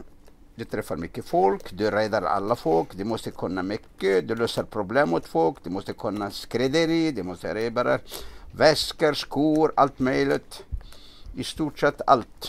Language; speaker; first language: Swedish; non-native, fluent; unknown